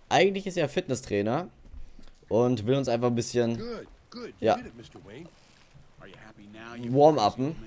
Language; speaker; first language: German; native; German